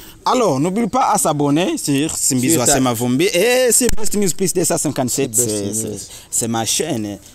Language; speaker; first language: French; non-native, learner; Rundi